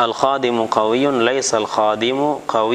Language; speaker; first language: Arabic; non-native, fluent; Indonesian